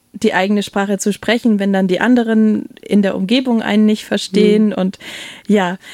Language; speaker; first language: German; native; German